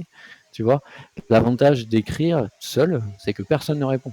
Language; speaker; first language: French; native; French